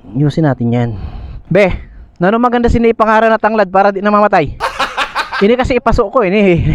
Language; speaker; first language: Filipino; non-native, local second language; Masbatenyo